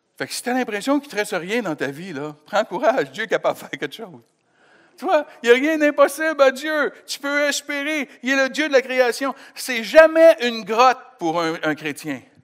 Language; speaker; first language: French; native; French